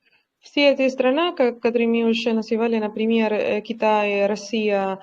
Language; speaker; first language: Russian; non-native, learner; Spanish